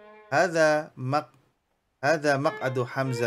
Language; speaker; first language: Arabic; non-native, fluent; Indonesian